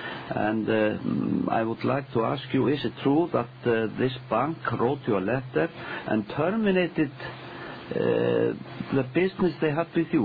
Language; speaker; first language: English; non-native, fluent; Icelandic